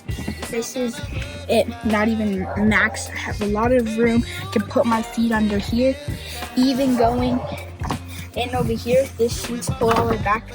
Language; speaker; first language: English; native; English